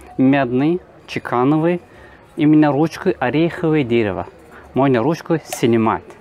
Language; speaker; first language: Russian; non-native, learner; Turkish